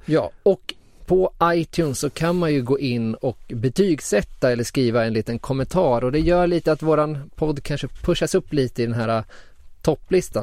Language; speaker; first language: Swedish; native; Swedish